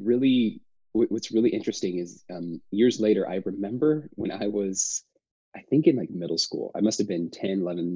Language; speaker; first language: English; native; English